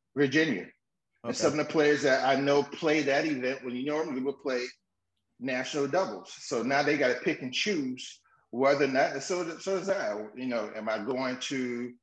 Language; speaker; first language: English; native; English